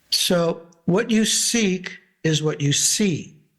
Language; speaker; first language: English; native; English